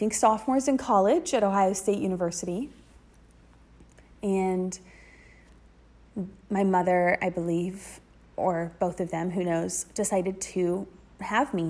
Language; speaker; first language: English; native; English